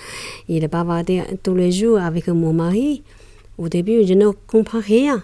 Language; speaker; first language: French; non-native, learner; Chinese